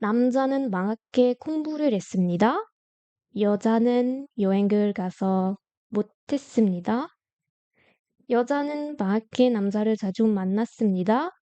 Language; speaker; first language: Korean; non-native, fluent; French